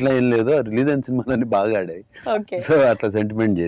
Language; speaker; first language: Telugu; native; Telugu